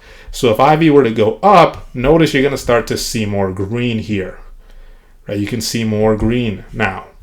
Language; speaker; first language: English; native; English